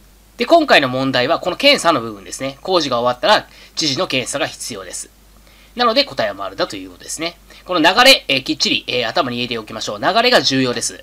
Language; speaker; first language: Japanese; native; Japanese